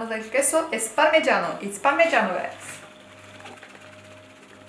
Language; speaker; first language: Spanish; non-native, fluent; Italian